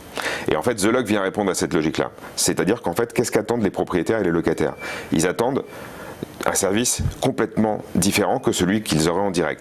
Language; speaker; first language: French; native; French